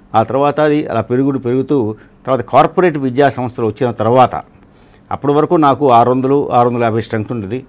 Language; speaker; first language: Telugu; non-native, local second language; Malayalam